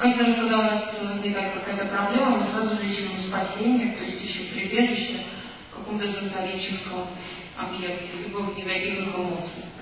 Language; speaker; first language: Russian; native; Russian